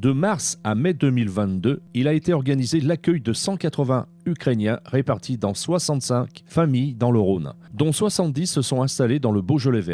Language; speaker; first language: French; native; French